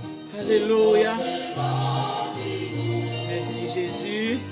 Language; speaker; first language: French; non-native, learner; Haitian Creole